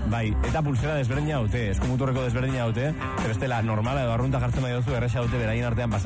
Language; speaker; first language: Basque; native; Basque